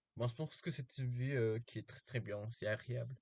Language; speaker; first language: French; non-native, learner; Korean